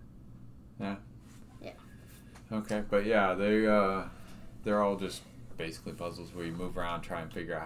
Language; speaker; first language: English; native; English